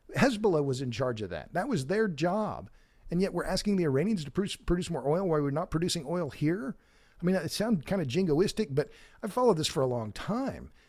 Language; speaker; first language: English; native; English